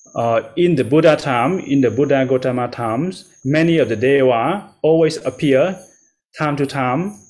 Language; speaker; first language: English; non-native, learner; Vietnamese